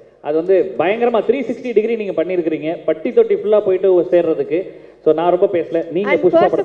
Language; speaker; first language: Tamil; native; Tamil